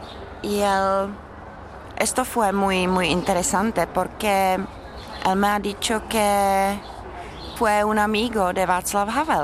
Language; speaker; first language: Spanish; non-native, fluent; Czech